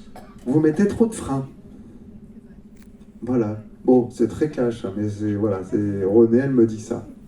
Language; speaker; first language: French; native; French